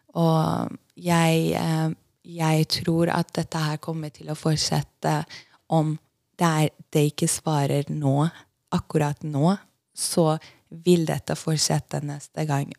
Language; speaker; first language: Norwegian; non-native, fluent; Persian